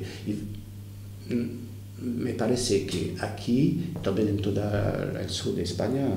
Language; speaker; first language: Spanish; non-native, fluent; French